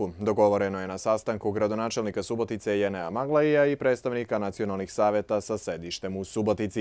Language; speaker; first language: Serbian; native; Serbian